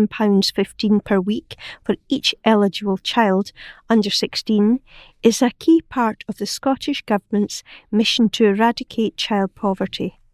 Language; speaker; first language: English; native; English